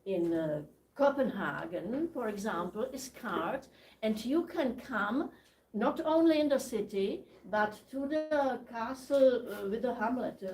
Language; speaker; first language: English; non-native, learner; Czech